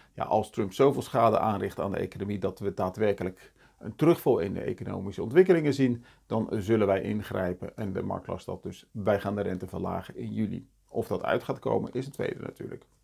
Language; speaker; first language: Dutch; native; Dutch